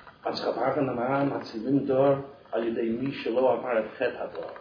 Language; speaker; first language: Hebrew; non-native, fluent; English